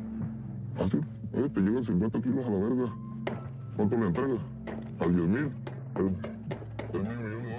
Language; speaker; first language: Spanish; native; Spanish